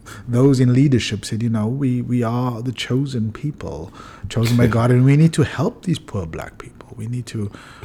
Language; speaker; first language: English; native; English